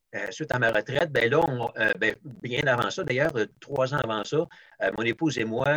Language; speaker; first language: French; native; French